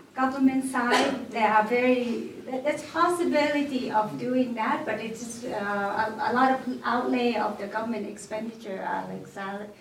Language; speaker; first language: English; non-native, fluent; Thai